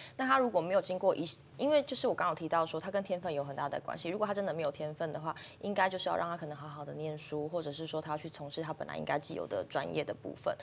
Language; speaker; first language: Chinese; native; Chinese